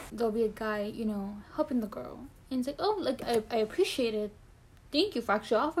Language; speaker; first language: English; non-native, fluent; Spanish